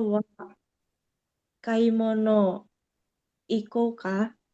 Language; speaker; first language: Japanese; non-native, learner; Indonesian